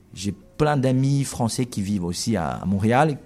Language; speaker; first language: French; non-native, fluent; Chinese